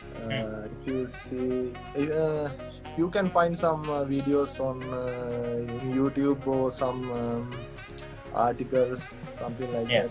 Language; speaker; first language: English; non-native, local second language; Sinhala